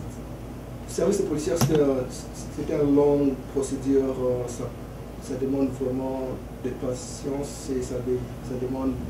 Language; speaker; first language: French; early bilingual, other home language; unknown